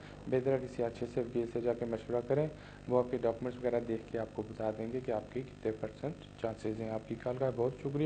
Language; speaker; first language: Urdu; native; Urdu